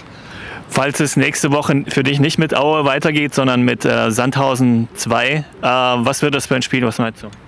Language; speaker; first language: German; native; German